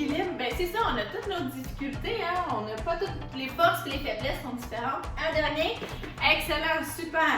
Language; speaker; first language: French; native; French